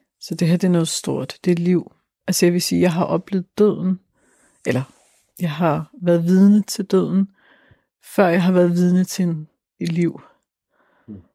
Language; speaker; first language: Danish; native; Danish